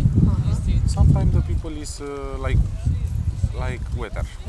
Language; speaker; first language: English; non-native, learner; Romanian